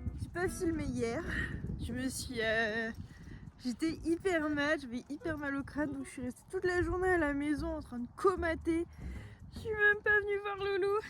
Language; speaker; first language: French; native; French